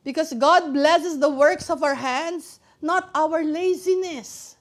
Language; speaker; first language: English; non-native, local second language; Filipino